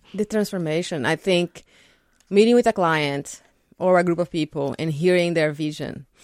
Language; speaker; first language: English; non-native, fluent; Portuguese